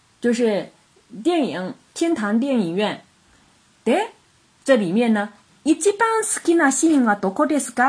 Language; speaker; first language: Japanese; non-native, fluent; Chinese